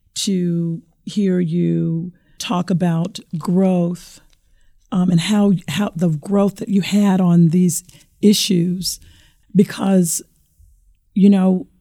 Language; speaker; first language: English; native; English